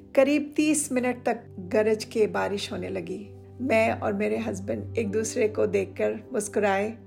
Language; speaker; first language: Hindi; non-native, local second language; Odia